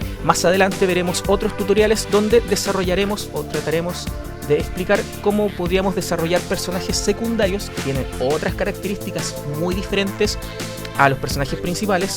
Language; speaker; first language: Spanish; native; Spanish